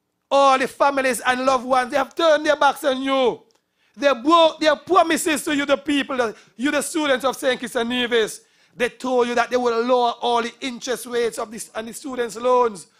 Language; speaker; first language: English; native; English